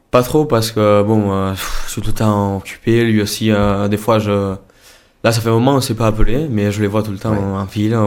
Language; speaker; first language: French; non-native, fluent; Spanish